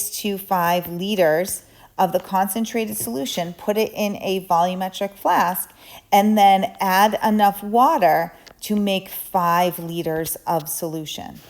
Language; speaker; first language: English; native; English